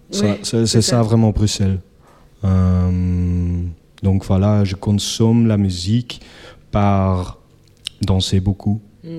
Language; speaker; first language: French; non-native, local second language; Dutch